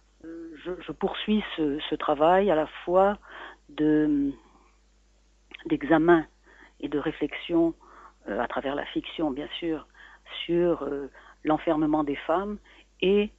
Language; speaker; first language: French; native; French